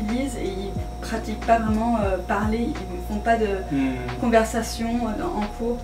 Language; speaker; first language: French; native; French